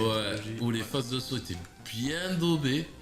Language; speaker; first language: French; native; French